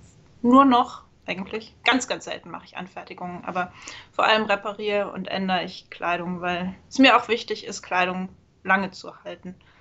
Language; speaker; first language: German; native; German